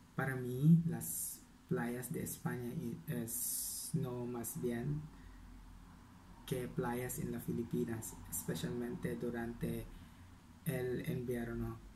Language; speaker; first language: Spanish; non-native, learner; Filipino